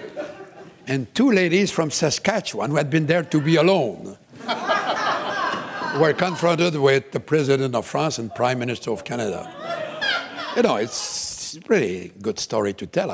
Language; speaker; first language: English; non-native, fluent; French